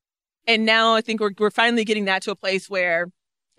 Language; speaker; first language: English; native; English